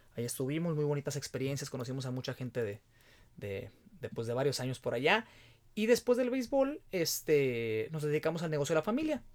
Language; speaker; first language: Spanish; native; Spanish